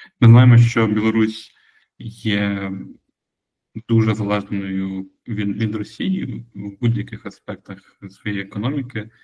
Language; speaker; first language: Ukrainian; native; Ukrainian